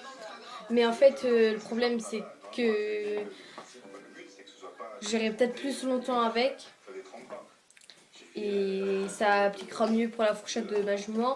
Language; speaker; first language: French; native; French